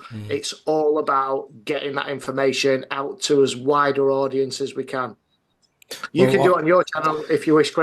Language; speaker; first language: English; native; English